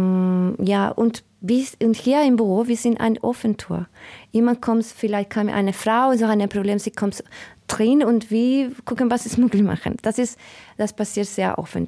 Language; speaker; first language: German; non-native, learner; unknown